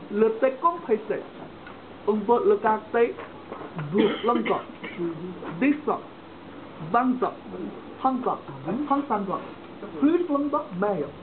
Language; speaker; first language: French; non-native, learner; Chinese